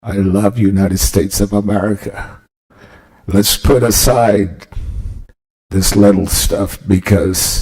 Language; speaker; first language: English; early bilingual, other home language; Spanish